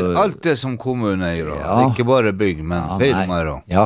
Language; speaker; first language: Swedish; non-native, learner; Norwegian